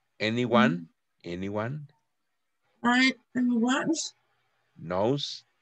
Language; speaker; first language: English; non-native, fluent; Spanish